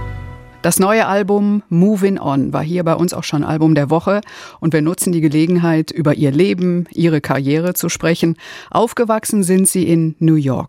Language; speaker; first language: German; native; German